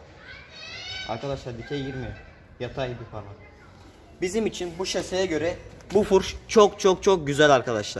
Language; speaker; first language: Turkish; native; Turkish